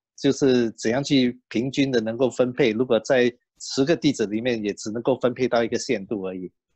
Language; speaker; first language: Chinese; native; Chinese